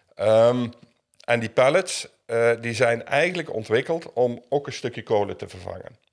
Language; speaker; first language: Dutch; native; Dutch